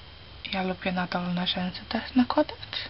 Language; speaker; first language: Polish; early bilingual, heritage; Polish